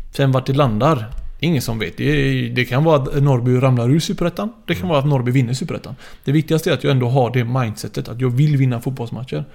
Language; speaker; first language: Swedish; early bilingual, other home language; Arabic